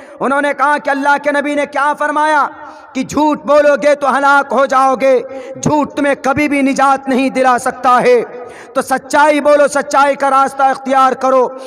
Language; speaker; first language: Urdu; native; Urdu